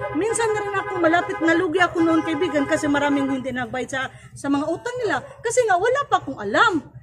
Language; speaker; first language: Filipino; non-native, local second language; Cebuano